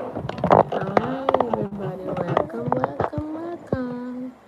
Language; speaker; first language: English; non-native, local second language; Jamaican Creole English